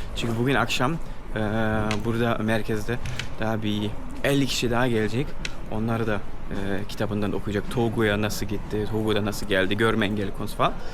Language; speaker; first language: Turkish; early bilingual, heritage; Turkish